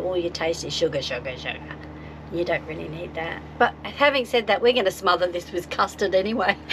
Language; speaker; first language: English; native; English